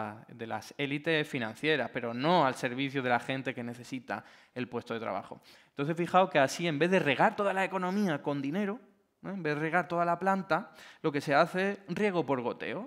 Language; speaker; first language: Spanish; native; Spanish